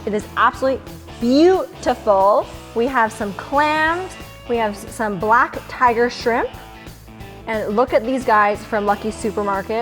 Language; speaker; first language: English; native; English